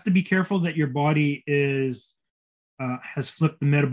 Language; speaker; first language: English; native; English